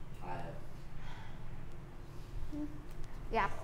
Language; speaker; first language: Korean; non-native, learner; Vietnamese